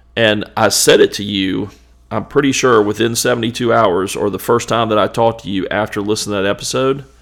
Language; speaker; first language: English; native; English